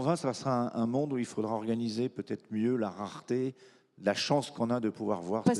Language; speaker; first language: French; native; French